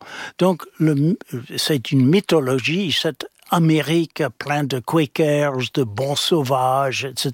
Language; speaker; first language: French; non-native, fluent; English